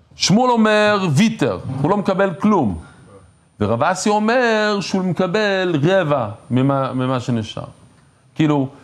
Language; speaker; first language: Hebrew; non-native, fluent; English